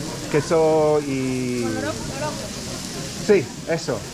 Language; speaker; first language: Spanish; non-native, learner; English